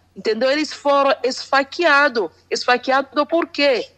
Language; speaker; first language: Portuguese; non-native, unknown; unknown